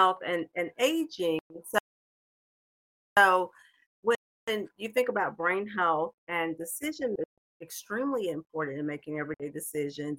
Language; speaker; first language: English; native; English